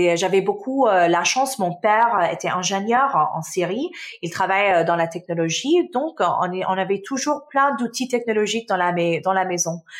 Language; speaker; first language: French; non-native, local second language; Arabic